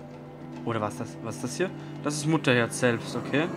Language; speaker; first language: German; native; German